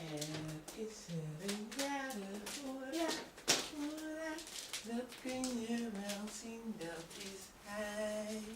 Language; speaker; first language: Dutch; native; Dutch